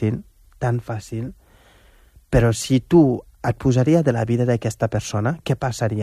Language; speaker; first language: Catalan; non-native, fluent; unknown